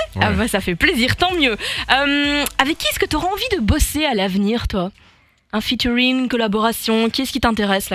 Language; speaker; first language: French; native; French